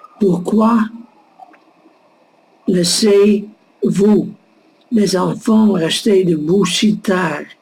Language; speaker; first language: French; non-native, learner; Dutch